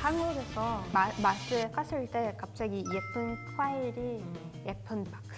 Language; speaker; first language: Korean; non-native, learner; Hebrew